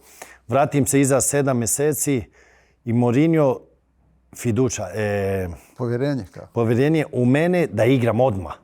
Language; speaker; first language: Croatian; early bilingual, heritage; Bosnian